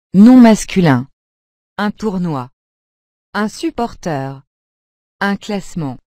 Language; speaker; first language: French; non-native, fluent; Arabic